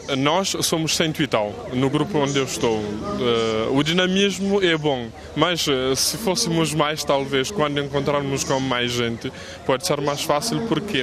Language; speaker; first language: Portuguese; non-native, local second language; Kabuverdianu